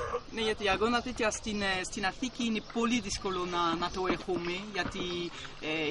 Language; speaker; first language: Greek; non-native, fluent; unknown